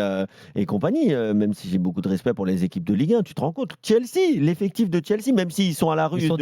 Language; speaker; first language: French; native; French